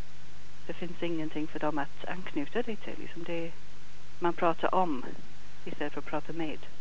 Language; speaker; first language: Swedish; non-native, fluent; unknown